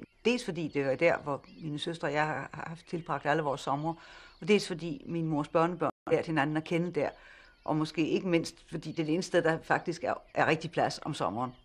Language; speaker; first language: Danish; native; Danish